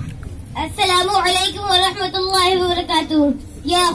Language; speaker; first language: Arabic; non-native, learner; Urdu